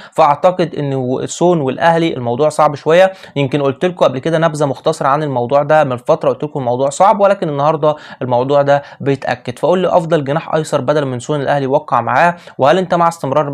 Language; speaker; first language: Arabic; native; Arabic